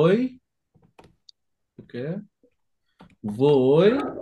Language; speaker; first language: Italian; non-native, fluent; Bangla